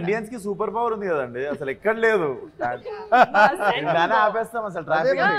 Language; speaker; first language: Telugu; native; Telugu